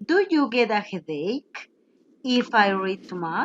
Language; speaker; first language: English; non-native, fluent; Spanish